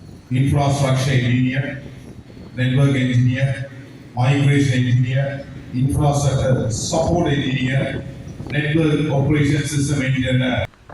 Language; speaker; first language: English; non-native, local second language; Tamil